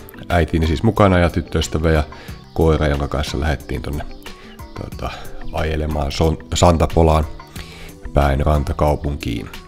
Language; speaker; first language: Finnish; native; Finnish